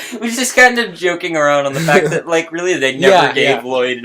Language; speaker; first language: English; native; English